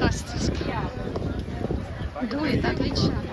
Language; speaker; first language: Swedish; non-native, learner; Russian